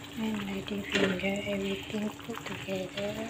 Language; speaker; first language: English; non-native, learner; Indonesian